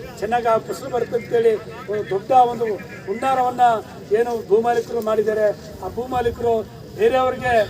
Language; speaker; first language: Kannada; native; Kannada